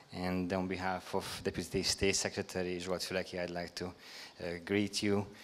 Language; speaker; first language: English; non-native, fluent; Hungarian